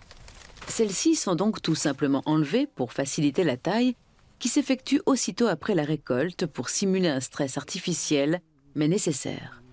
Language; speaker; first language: French; native; French